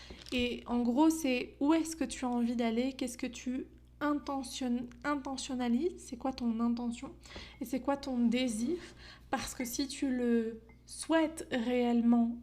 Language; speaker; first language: French; native; French